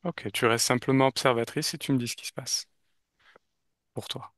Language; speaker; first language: French; native; French